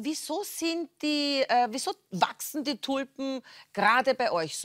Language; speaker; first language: German; native; German